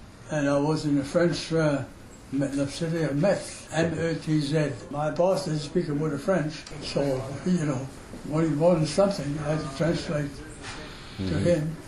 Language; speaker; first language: English; non-native, fluent; French